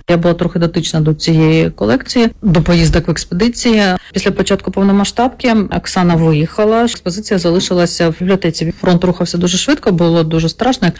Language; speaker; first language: Ukrainian; non-native, local second language; Russian